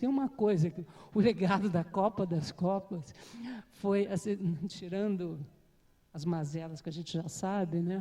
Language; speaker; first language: Portuguese; native; Portuguese